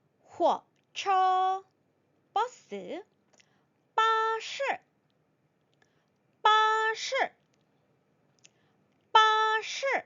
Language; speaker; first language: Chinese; non-native, fluent; Korean